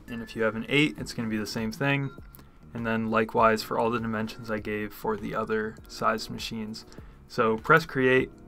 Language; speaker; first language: English; native; English